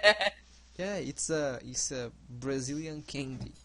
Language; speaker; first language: English; non-native, learner; Portuguese